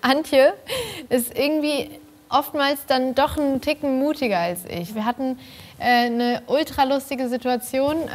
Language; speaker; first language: German; native; German